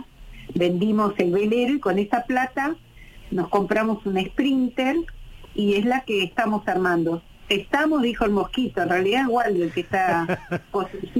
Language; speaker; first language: Spanish; native; Spanish